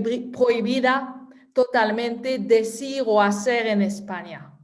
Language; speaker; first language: Spanish; non-native, fluent; French